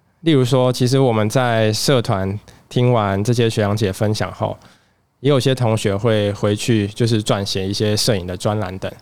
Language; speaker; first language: Chinese; native; Chinese